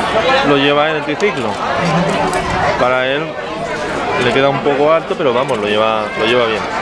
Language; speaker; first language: Spanish; native; Spanish